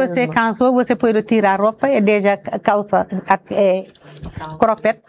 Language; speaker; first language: Portuguese; non-native, learner; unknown